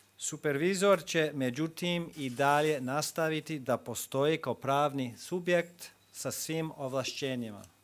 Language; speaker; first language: Croatian; non-native, fluent; English